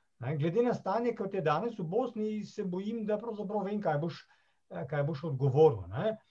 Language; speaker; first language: Slovenian; native; Slovenian